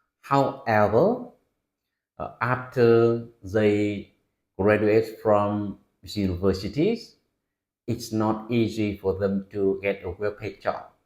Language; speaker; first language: English; non-native, fluent; Vietnamese